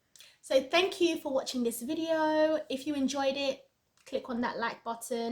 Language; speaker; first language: English; native; English